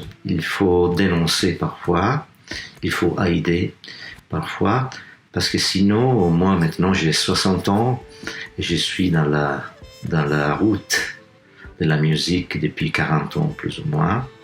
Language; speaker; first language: French; non-native, fluent; Italian